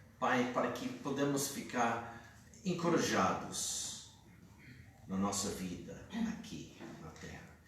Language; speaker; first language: Portuguese; non-native, fluent; English